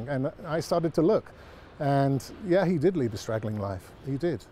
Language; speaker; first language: English; native; English